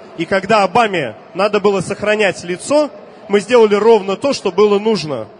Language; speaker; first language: Russian; native; Russian